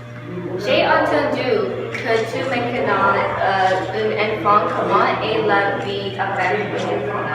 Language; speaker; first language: French; non-native, learner; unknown